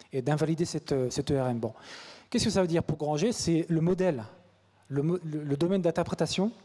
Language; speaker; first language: French; native; French